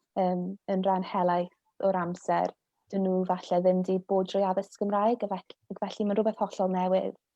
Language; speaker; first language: Welsh; non-native, local second language; English